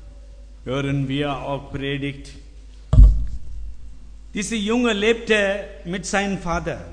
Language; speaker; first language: German; non-native, learner; Tamil